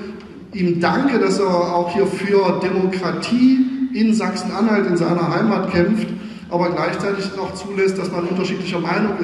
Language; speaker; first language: German; native; German